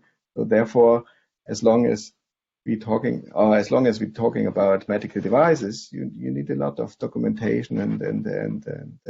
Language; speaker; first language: English; non-native, fluent; German